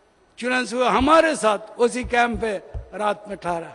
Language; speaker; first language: Urdu; non-native, fluent; Bangla